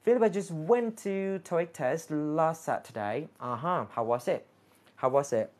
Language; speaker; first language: English; non-native, fluent; Thai